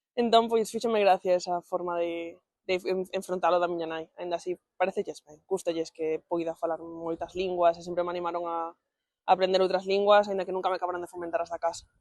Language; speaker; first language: Galician; non-native, local second language; Spanish